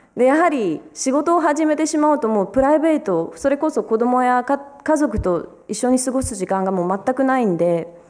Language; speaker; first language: Japanese; early bilingual, other home language; Romanian